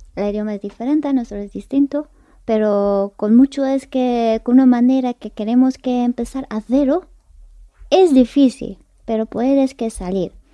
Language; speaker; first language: Spanish; non-native, learner; Persian